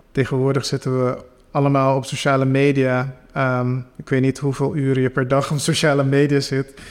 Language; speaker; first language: Dutch; non-native, local second language; Papiamento